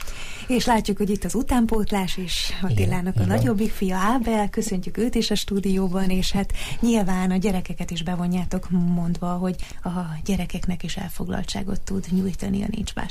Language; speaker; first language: Hungarian; native; Hungarian